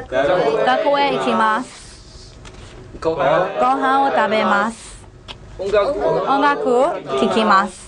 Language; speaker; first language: Japanese; non-native, fluent; Burmese